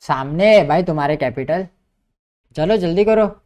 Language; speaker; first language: Hindi; non-native, local second language; Marathi